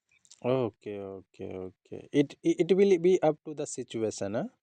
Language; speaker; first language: English; non-native, learner; Hindi